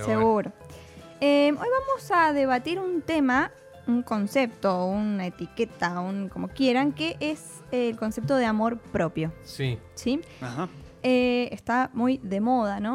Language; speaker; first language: Spanish; native; Spanish